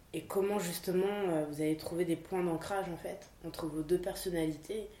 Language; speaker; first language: French; native; French